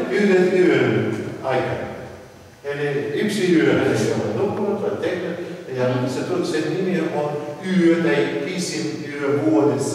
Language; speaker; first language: Finnish; non-native, learner; Russian